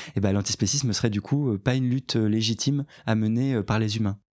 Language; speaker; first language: French; native; French